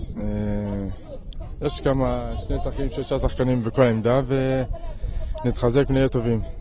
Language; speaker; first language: Hebrew; non-native, local second language; Arabic